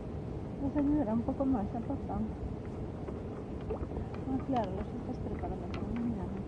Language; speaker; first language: Spanish; native; Spanish